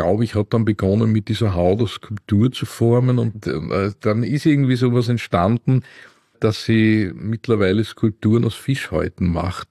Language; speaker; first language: German; native; German